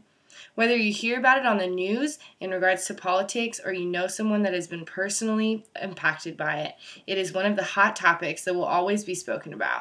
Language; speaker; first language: English; native; English